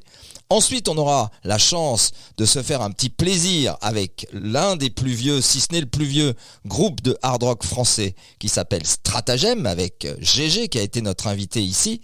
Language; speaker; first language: French; native; French